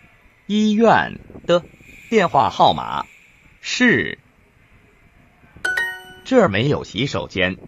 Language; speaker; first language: Chinese; non-native, learner; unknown